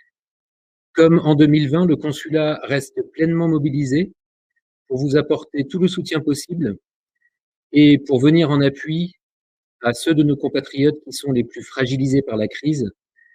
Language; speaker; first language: French; native; French